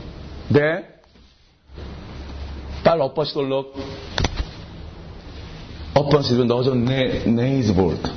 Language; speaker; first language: Hungarian; non-native, learner; Korean